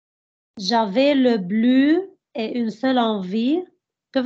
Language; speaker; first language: French; non-native, learner; Arabic